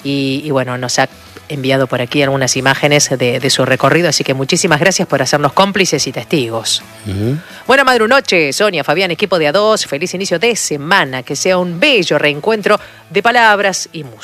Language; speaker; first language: Spanish; native; Spanish